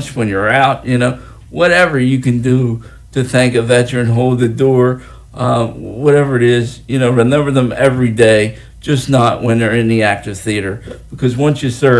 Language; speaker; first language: English; native; English